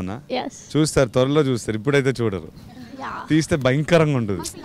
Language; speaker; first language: Telugu; native; Telugu